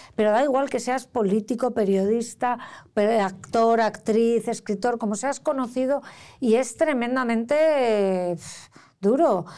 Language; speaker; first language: Spanish; native; Spanish